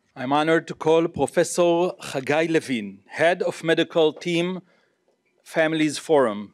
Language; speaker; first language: English; non-native, fluent; Hebrew